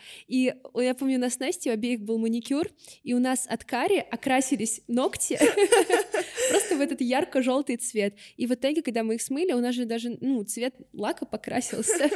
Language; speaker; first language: Russian; native; Russian